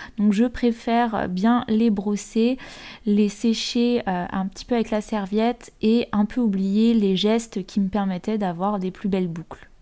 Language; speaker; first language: French; native; French